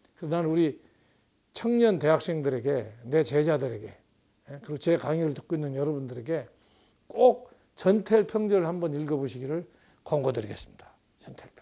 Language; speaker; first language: Korean; native; Korean